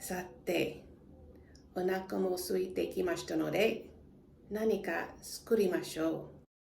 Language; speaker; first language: Japanese; non-native, learner; English